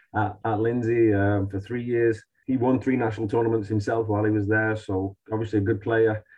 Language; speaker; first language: English; native; English